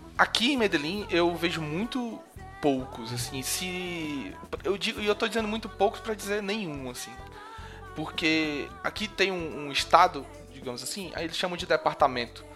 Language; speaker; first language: Portuguese; native; Portuguese